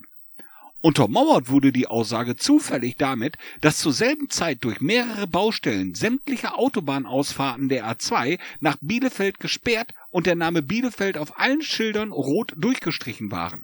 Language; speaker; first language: German; native; German